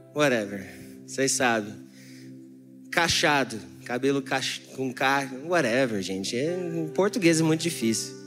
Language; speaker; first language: Portuguese; non-native, fluent; English